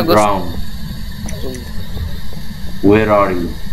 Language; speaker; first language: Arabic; native; Arabic